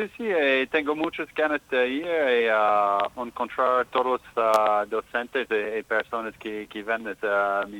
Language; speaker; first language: Spanish; non-native, learner; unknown